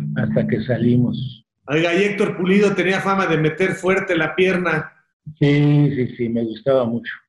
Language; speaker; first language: Spanish; native; Spanish